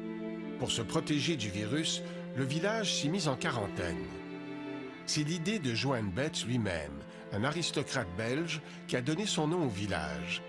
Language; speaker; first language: French; native; French